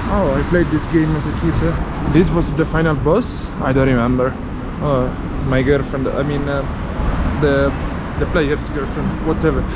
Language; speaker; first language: English; non-native, fluent; Italian